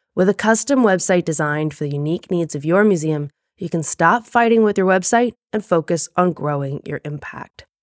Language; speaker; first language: English; native; English